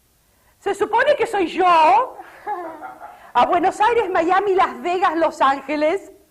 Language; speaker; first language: Spanish; native; Spanish